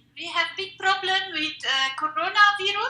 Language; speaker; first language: English; non-native, learner; Russian